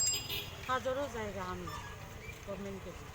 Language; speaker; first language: Hindi; non-native, local second language; Kok Borok